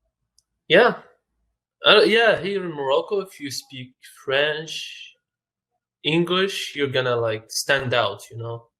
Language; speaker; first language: English; non-native, fluent; Arabic